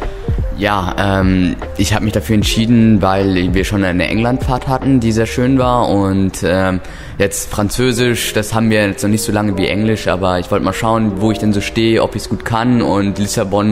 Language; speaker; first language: German; native; German